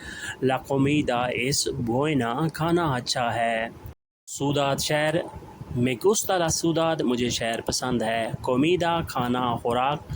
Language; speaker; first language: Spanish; non-native, learner; Urdu